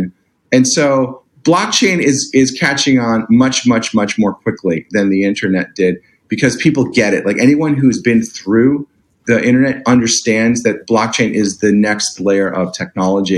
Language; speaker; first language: English; native; English